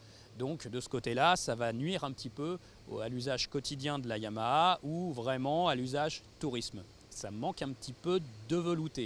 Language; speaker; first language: French; native; French